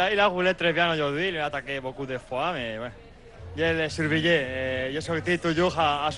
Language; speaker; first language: French; non-native, learner; Spanish